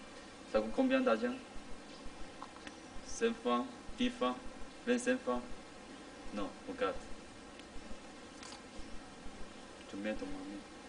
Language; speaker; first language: French; non-native, learner; Chinese